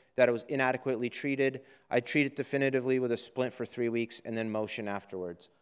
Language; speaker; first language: English; native; English